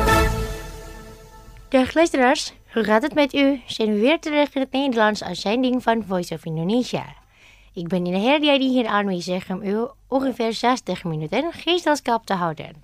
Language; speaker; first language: Dutch; non-native, fluent; Indonesian